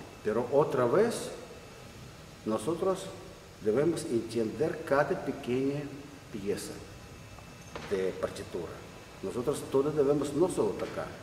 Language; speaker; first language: Spanish; non-native, learner; Russian